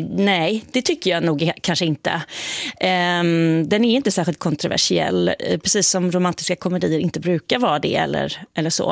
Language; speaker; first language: Swedish; native; Swedish